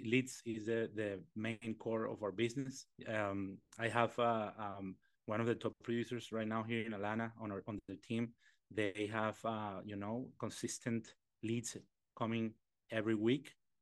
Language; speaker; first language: English; non-native, fluent; Spanish